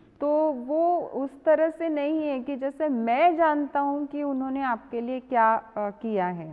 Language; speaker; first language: Hindi; non-native, local second language; Marathi